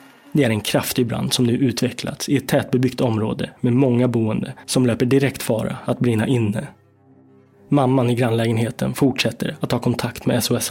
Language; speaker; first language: Swedish; native; Swedish